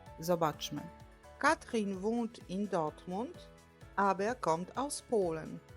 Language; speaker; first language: German; non-native, fluent; Polish